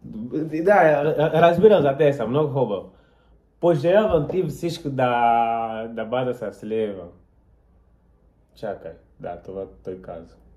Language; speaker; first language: Bulgarian; non-native, learner; Portuguese